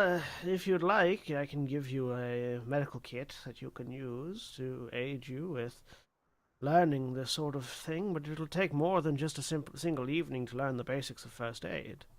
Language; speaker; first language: English; native; English